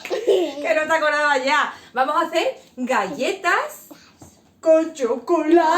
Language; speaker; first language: Spanish; native; Spanish